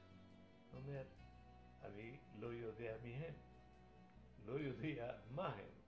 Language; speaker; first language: Hebrew; non-native, fluent; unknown